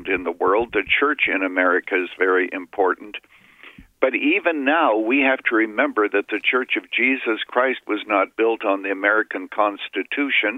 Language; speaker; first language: English; native; English